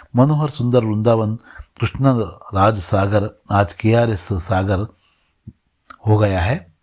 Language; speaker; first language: Hindi; non-native, local second language; Kannada